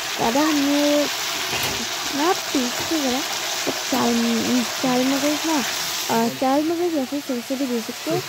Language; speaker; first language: Hindi; non-native, local second language; Bangla